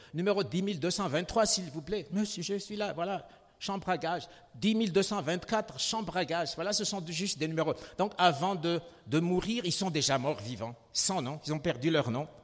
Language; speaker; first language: French; non-native, local second language; Malagasy